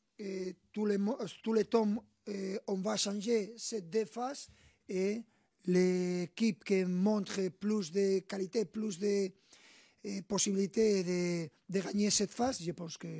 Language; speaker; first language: French; non-native, fluent; Spanish